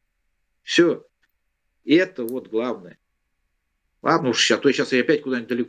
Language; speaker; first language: Russian; native; Russian